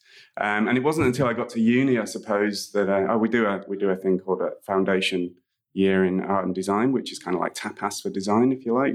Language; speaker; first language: English; native; English